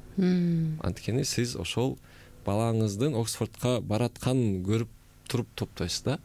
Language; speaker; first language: Kyrgyz; native; Kyrgyz